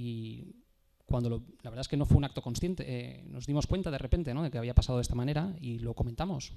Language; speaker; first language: Spanish; native; Spanish